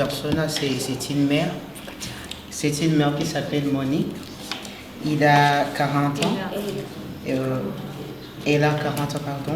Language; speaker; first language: French; non-native, local second language; Rundi